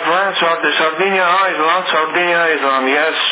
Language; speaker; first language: English; non-native, learner; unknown